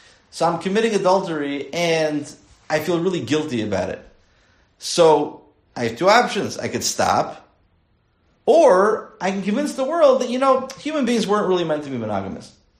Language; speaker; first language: English; native; English